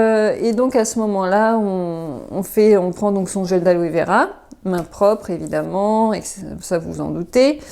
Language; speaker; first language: French; native; French